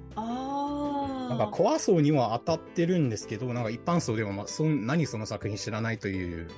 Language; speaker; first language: Japanese; non-native, fluent; Chinese